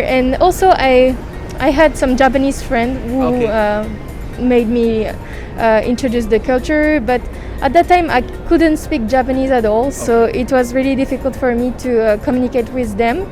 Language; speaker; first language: English; non-native, fluent; French